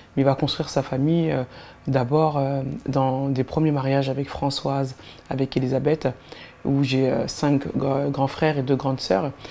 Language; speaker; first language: French; native; French